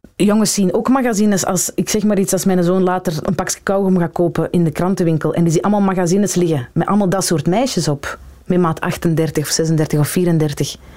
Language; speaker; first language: Dutch; native; Dutch